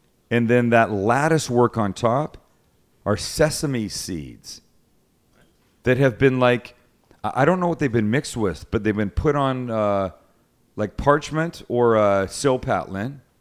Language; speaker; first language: English; native; English